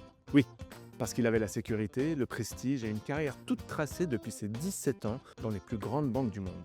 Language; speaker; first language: French; native; French